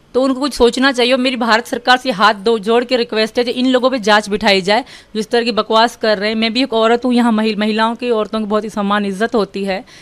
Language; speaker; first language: Urdu; non-native, local second language; Sindhi